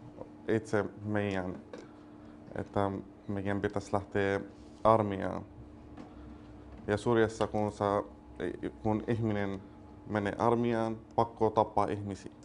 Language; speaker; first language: Finnish; non-native, learner; Arabic